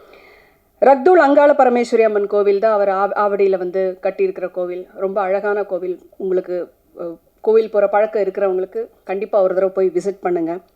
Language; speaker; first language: Tamil; native; Tamil